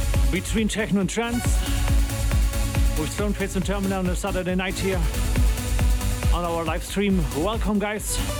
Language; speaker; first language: English; non-native, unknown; German